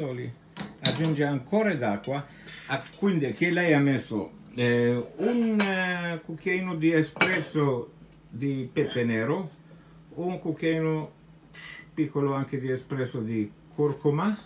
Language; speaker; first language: Italian; non-native, fluent; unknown